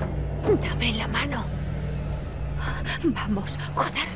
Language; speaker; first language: Spanish; native; Spanish